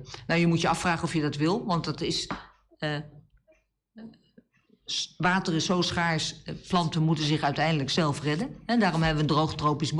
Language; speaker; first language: Dutch; native; Dutch